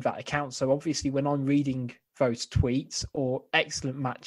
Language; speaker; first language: English; native; English